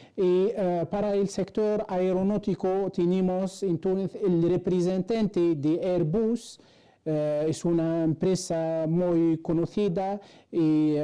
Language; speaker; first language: Spanish; non-native, fluent; Arabic